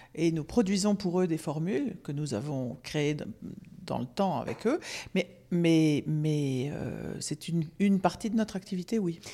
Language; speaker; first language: French; native; French